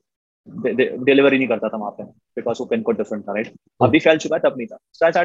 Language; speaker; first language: English; non-native, local second language; Marathi